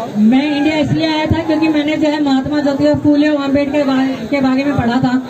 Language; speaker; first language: Hindi; native; Hindi